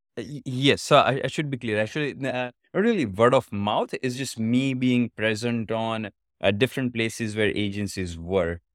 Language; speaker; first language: English; non-native, local second language; Gujarati